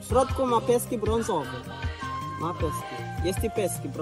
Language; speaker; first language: Polish; non-native, learner; Swahili